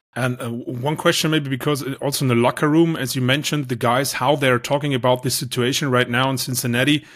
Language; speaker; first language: English; non-native, fluent; German